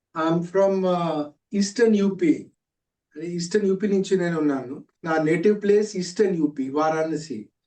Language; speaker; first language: Telugu; non-native, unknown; Hindi